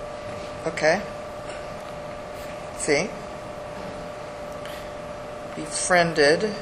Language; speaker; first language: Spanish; early bilingual, heritage; English